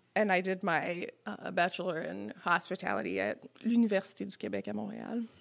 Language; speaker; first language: English; non-native, fluent; French